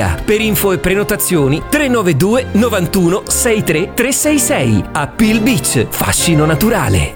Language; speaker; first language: Italian; native; Italian